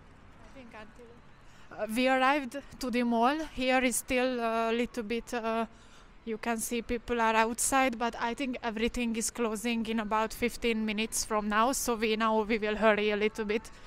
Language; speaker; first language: English; non-native, fluent; Hungarian